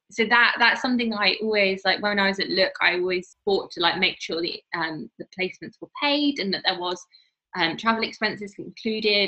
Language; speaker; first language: English; native; English